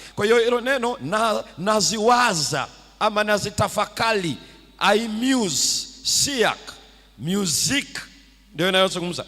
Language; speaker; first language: Swahili; native; Swahili